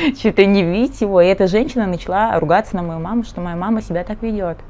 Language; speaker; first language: Russian; early bilingual, other home language; Portuguese